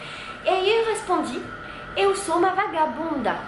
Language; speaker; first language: Portuguese; non-native, fluent; French